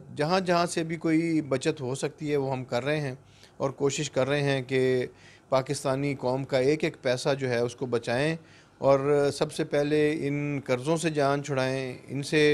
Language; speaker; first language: Urdu; non-native, local second language; Punjabi